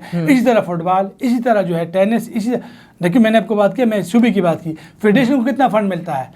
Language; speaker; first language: Urdu; non-native, local second language; Pashto